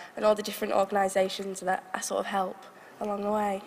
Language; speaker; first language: English; native; English